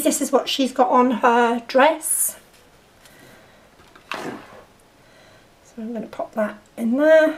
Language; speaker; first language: English; native; English